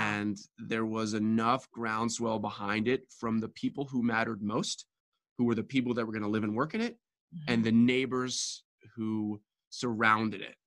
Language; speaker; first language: English; native; English